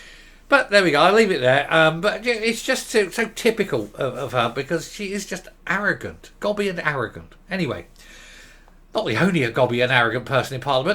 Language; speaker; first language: English; native; English